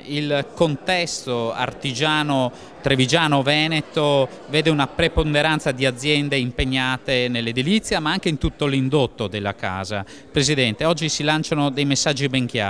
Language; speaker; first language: Italian; native; Italian